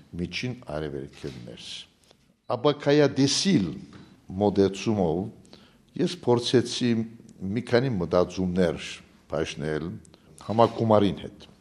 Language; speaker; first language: Armenian; native; Armenian